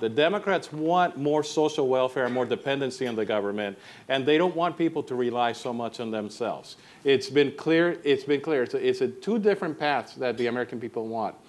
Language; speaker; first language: English; non-native, local second language; Spanish